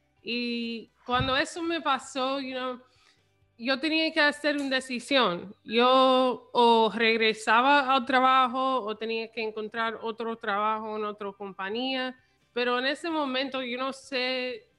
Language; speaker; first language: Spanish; early bilingual, heritage; English